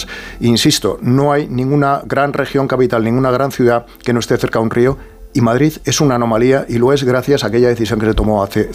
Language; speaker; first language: Spanish; native; Spanish